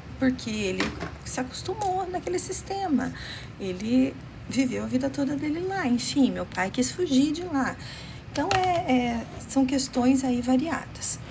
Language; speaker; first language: Portuguese; early bilingual, other home language; Romanian